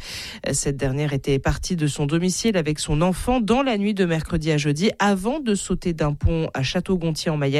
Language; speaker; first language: French; native; French